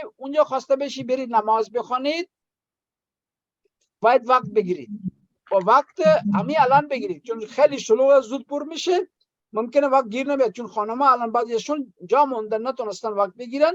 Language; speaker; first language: Persian; non-native, fluent; Urdu